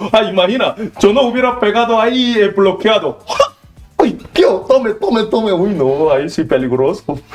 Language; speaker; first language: Spanish; non-native, learner; Korean